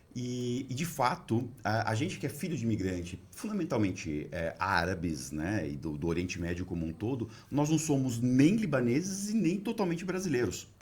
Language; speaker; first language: Portuguese; native; Portuguese